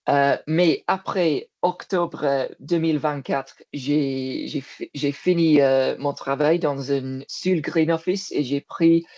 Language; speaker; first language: French; non-native, learner; English